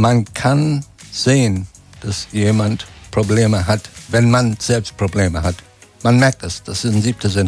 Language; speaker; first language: German; non-native, fluent; English